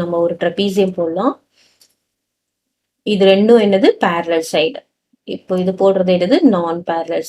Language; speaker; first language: Tamil; native; Tamil